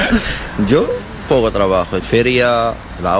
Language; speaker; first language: Spanish; non-native, learner; Arabic